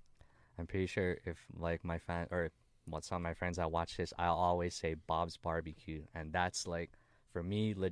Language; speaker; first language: English; native; English